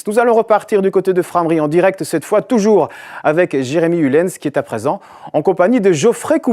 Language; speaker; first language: French; native; French